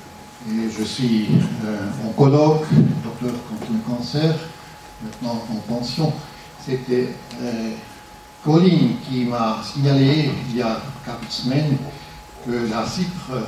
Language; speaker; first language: French; non-native, local second language; German